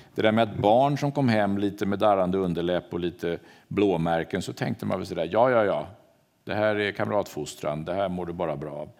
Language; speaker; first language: Swedish; native; Swedish